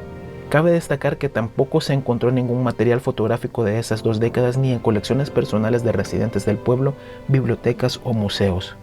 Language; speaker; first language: Spanish; native; Spanish